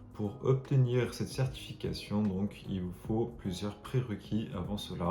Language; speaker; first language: French; native; French